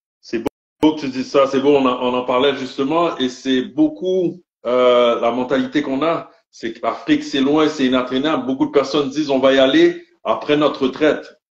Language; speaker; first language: French; native; French